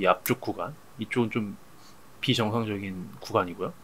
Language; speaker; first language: Korean; native; Korean